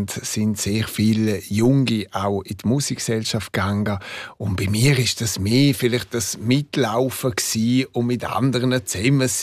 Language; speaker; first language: German; non-native, local second language; Romansh